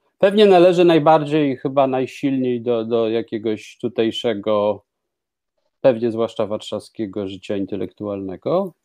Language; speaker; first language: Polish; native; Polish